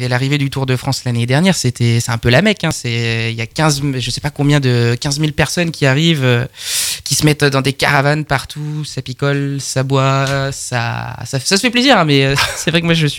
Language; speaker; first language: French; native; French